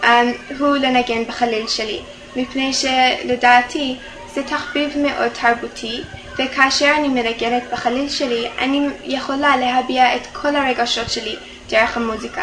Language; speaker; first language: Hebrew; non-native, fluent; English